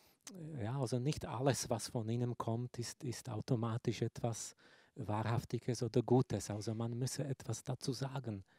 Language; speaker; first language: German; non-native, fluent; Slovak